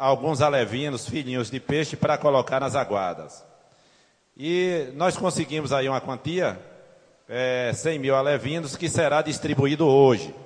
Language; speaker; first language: Portuguese; native; Portuguese